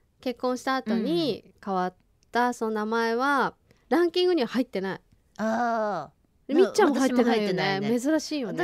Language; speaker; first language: Japanese; native; Japanese